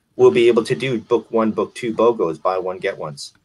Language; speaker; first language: English; native; English